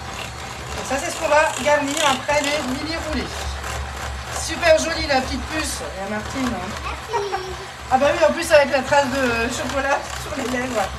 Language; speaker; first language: French; native; French